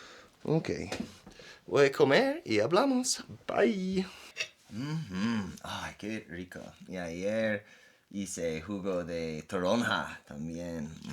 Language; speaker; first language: Spanish; non-native, fluent; English